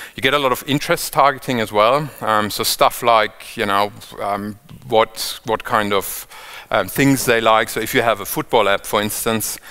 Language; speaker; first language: English; non-native, fluent; German